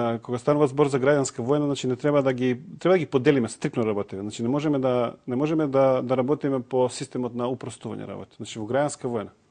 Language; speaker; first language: Macedonian; non-native, local second language; Serbian